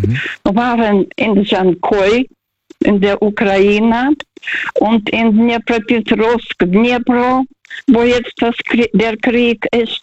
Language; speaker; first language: German; non-native, fluent; Russian